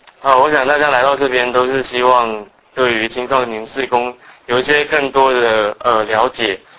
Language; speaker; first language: Chinese; early bilingual, other home language; Cantonese